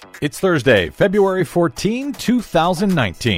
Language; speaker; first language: English; native; English